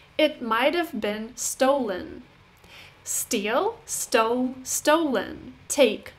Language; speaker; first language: English; non-native, fluent; Russian